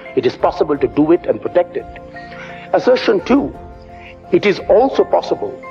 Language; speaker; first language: English; non-native, local second language; Bangla